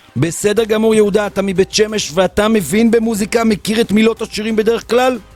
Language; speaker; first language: Hebrew; native; Hebrew